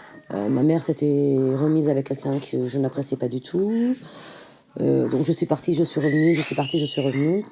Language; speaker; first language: French; native; French